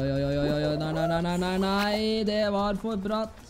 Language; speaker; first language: Norwegian; native; Norwegian